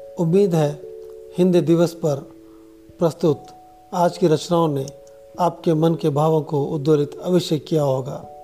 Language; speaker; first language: Hindi; native; Hindi